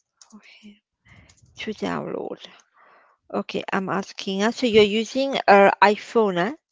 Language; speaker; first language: English; non-native, fluent; French